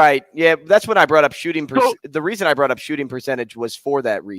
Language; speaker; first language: English; native; English